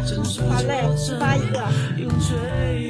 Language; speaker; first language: Chinese; native; Chinese